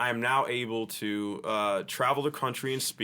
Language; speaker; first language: English; native; English